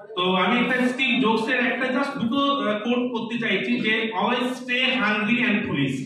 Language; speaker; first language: Bangla; non-native, local second language; Santali